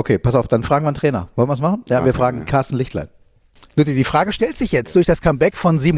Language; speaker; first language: German; native; German